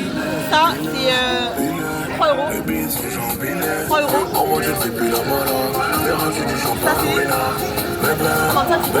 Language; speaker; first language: French; native; French